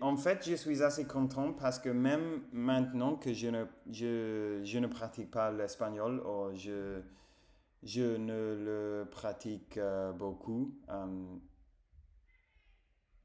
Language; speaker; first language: French; non-native, fluent; English